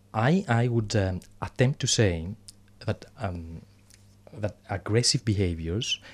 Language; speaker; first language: English; non-native, fluent; Greek